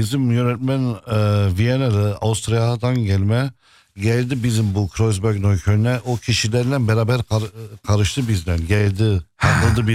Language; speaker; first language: Turkish; non-native, fluent; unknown